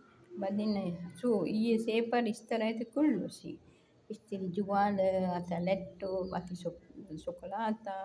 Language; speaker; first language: Arabic; non-native, learner; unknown